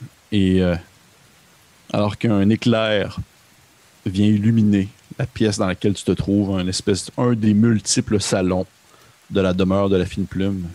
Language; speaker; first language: French; native; French